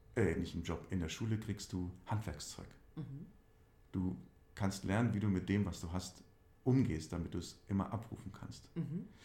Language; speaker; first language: German; native; German